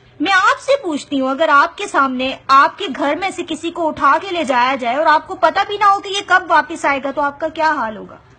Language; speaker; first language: Urdu; non-native, local second language; Punjabi